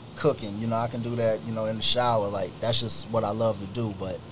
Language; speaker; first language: English; native; English